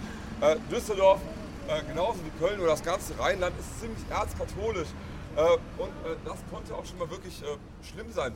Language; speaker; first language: German; native; German